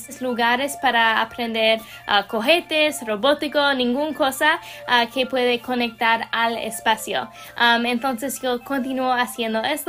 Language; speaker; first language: Spanish; non-native, learner; English